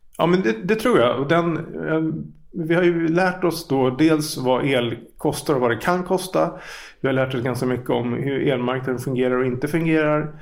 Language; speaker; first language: Swedish; native; Swedish